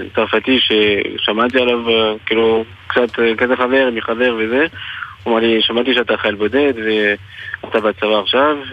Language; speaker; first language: Hebrew; non-native, fluent; French